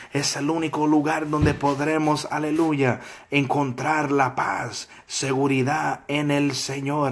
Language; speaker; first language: Spanish; early bilingual, heritage; Spanish